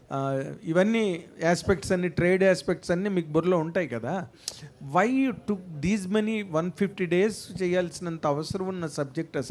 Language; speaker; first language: Telugu; native; Telugu